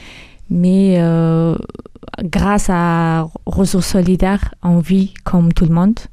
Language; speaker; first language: French; early bilingual, other home language; Mongolian